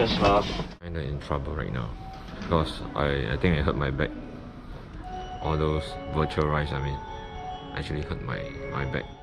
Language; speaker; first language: English; non-native, local second language; Chinese